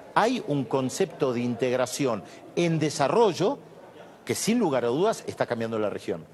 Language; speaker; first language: Spanish; native; Spanish